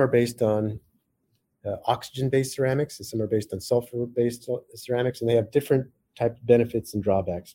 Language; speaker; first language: English; native; English